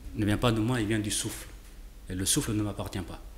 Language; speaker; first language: French; native; French